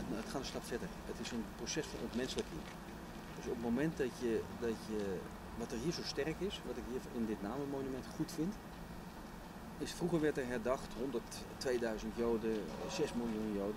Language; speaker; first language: Dutch; native; Dutch